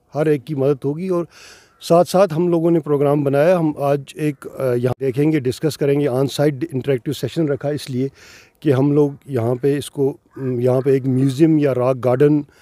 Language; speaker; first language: Urdu; non-native, local second language; Kashmiri